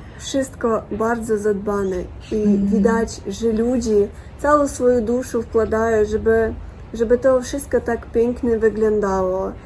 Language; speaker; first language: Polish; non-native, learner; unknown